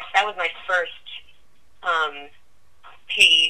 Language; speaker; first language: English; native; English